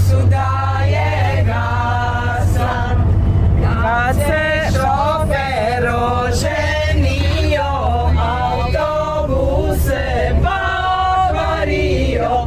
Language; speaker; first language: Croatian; early bilingual, heritage; Croatian